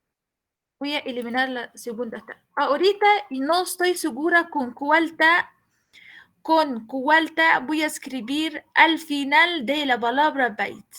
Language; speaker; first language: Spanish; non-native, fluent; Arabic